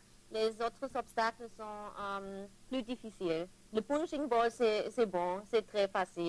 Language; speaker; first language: French; non-native, learner; German